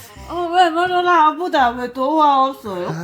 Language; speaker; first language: Korean; non-native, learner; Lao